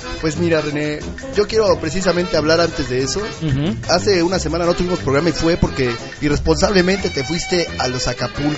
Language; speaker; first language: Spanish; native; Spanish